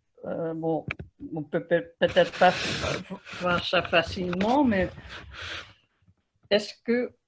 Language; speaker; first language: French; non-native, fluent; Dutch